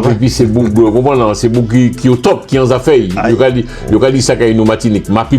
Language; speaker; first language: French; non-native, local second language; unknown